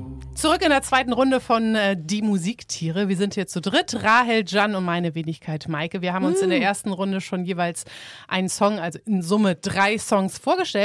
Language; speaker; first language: German; native; German